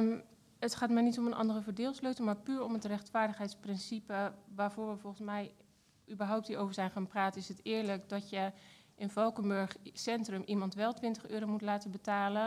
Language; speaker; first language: Dutch; native; Dutch